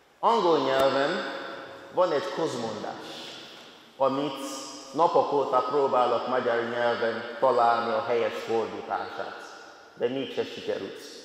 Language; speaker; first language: Hungarian; non-native, fluent; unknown